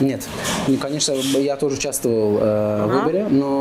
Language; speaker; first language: Russian; non-native, fluent; Azerbaijani